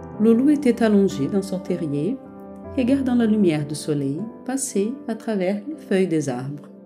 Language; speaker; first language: French; non-native, fluent; Portuguese